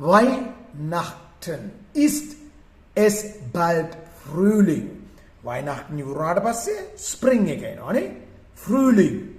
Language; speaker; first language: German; non-native, fluent; Sinhala